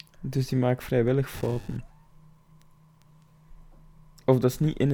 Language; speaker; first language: Dutch; native; Dutch